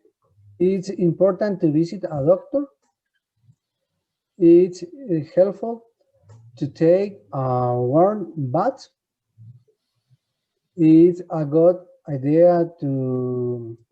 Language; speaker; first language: English; non-native, learner; Spanish